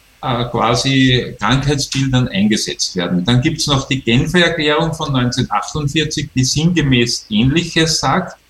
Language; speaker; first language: German; native; German